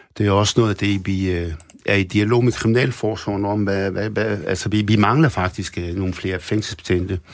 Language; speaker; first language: Danish; early bilingual, other home language; Arabic